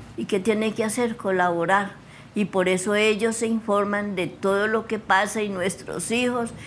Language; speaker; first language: Spanish; native; Spanish